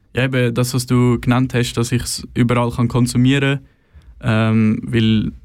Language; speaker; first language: German; non-native, fluent; Swedish